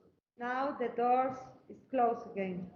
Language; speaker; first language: English; non-native, learner; Spanish